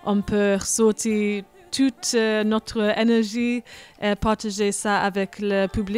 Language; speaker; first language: French; non-native, learner; English